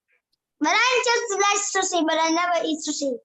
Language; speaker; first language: English; non-native, learner; Vietnamese